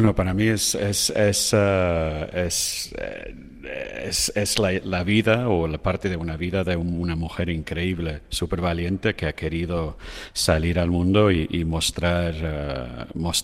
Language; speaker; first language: Spanish; non-native, fluent; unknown